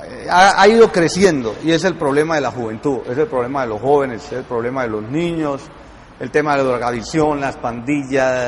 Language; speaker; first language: Spanish; native; Spanish